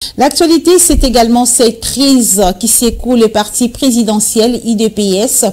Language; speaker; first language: French; non-native, local second language; Lingala